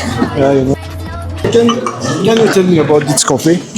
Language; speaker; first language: English; non-native, learner; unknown